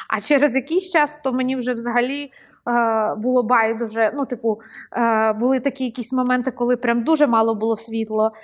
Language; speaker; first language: Ukrainian; non-native, local second language; Russian